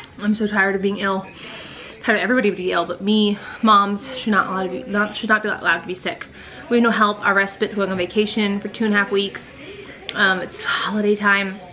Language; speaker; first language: English; native; English